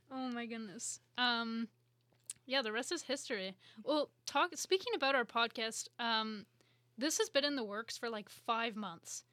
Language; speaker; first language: English; native; English